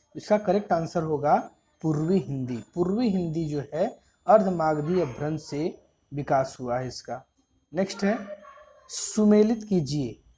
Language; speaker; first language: Hindi; native; Hindi